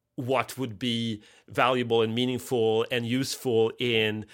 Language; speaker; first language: English; non-native, fluent; Swedish